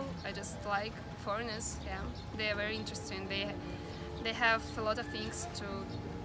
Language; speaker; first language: English; non-native, fluent; Russian